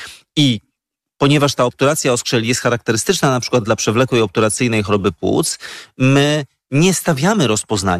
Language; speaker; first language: Polish; native; Polish